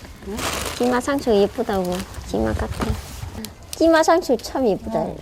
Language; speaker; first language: Korean; non-native, learner; Vietnamese